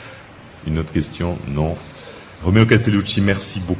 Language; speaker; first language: French; native; French